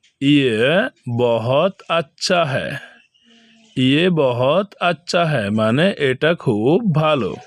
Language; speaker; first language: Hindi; non-native, fluent; Bangla